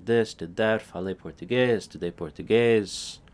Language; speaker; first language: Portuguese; non-native, fluent; English